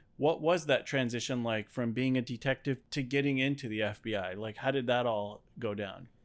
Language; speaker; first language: English; native; English